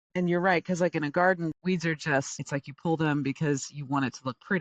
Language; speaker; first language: English; native; English